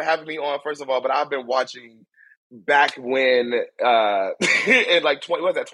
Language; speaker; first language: English; native; English